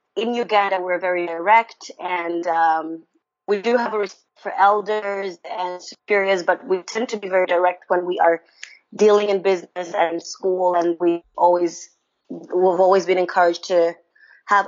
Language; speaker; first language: English; non-native, local second language; Ganda